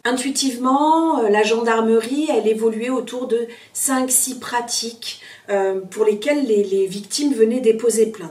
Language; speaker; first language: French; native; French